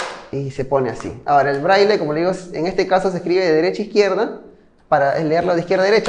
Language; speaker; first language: Spanish; native; Spanish